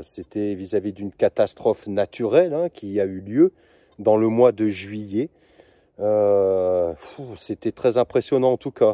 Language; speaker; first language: French; native; French